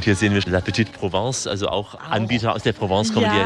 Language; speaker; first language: German; native; German